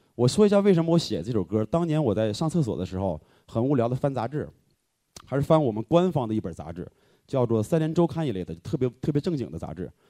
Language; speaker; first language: Chinese; native; Chinese